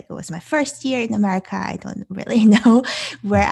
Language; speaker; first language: English; non-native, local second language; Cantonese